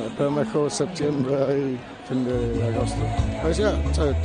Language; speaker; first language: Spanish; non-native, fluent; English